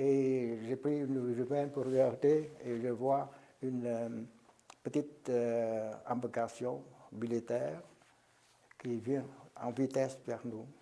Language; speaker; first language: French; non-native, local second language; Vietnamese